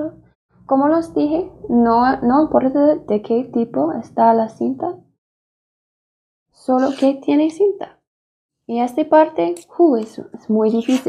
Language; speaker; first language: Spanish; non-native, fluent; English